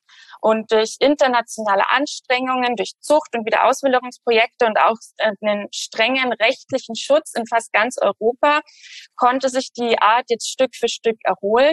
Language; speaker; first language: German; native; German